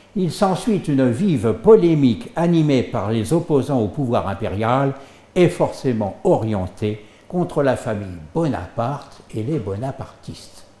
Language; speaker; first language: French; native; French